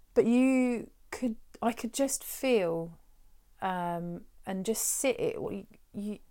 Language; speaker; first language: English; native; English